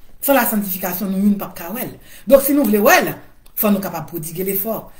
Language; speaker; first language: French; non-native, local second language; Haitian Creole